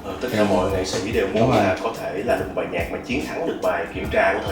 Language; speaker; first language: Vietnamese; native; Vietnamese